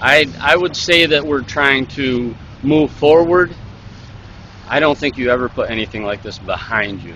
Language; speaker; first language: English; native; English